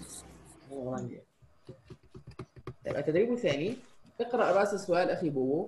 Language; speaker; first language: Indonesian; non-native, fluent; Arabic